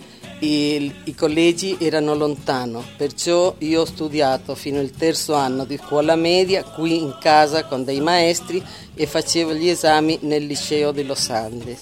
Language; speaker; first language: Italian; early bilingual, heritage; Italian